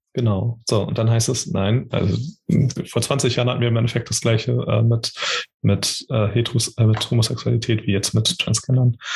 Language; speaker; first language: German; early bilingual, other home language; Portuguese